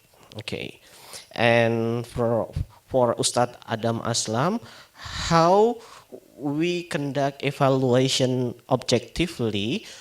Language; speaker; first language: English; non-native, fluent; Indonesian